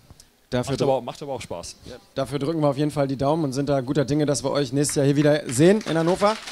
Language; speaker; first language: German; native; German